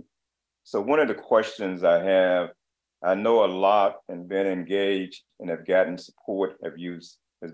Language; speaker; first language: English; native; English